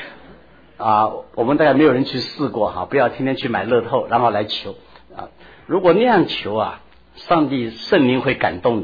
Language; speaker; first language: Chinese; native; Chinese